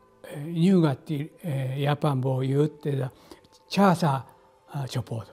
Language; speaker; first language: Hungarian; non-native, learner; Japanese